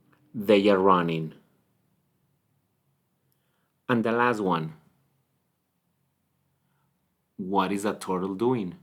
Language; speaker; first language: English; non-native, fluent; Spanish